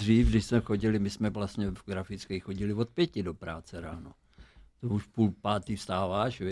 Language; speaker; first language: Czech; native; Czech